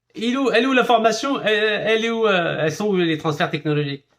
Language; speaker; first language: French; non-native, local second language; Arabic